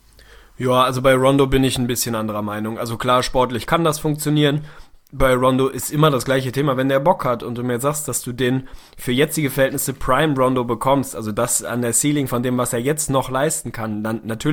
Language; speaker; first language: German; native; German